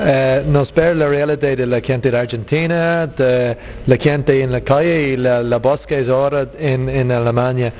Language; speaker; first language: Spanish; non-native, learner; English